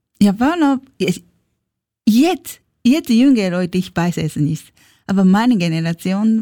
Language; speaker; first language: German; non-native, learner; Japanese